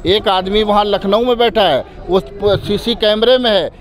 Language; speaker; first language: Hindi; native; Hindi